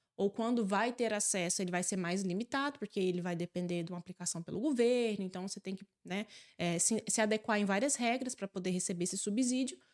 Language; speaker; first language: Portuguese; native; Portuguese